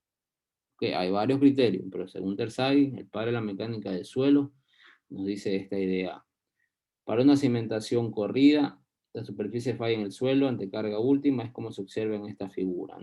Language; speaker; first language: Spanish; native; Spanish